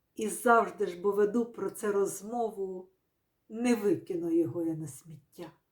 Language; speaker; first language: Ukrainian; native; Ukrainian